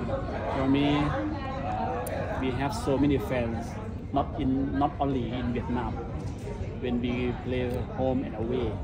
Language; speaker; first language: English; non-native, learner; Thai